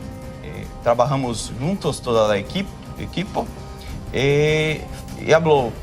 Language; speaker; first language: Spanish; non-native, learner; Portuguese